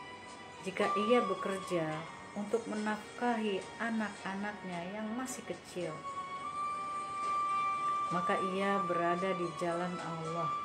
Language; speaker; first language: Indonesian; native; Indonesian